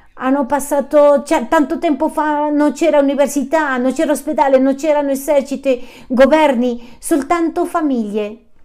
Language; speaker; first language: Italian; non-native, fluent; Spanish